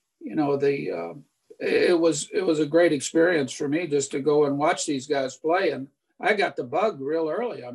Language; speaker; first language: English; native; English